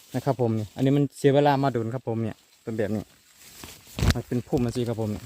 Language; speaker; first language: Thai; native; Thai